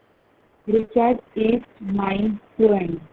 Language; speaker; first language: German; non-native, learner; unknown